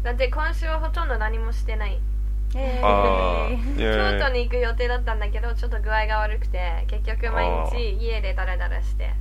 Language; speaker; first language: Japanese; non-native, fluent; English